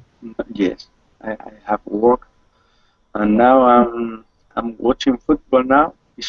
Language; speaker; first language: English; non-native, learner; Spanish